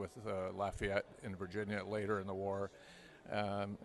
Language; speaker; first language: English; native; English